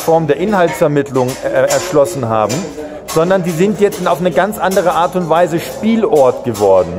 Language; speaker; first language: German; native; German